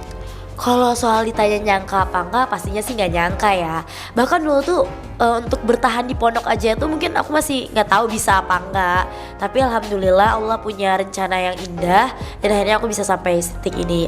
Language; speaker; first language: Indonesian; native; Indonesian